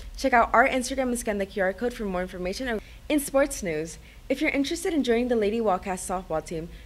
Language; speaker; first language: English; native; English